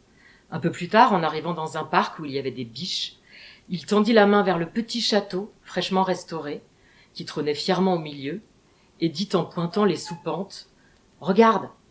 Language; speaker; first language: French; native; French